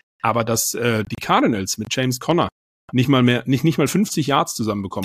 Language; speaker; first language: German; native; German